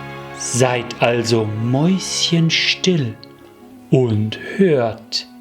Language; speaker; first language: German; native; German